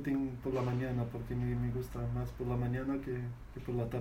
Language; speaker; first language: Spanish; non-native, fluent; Arabic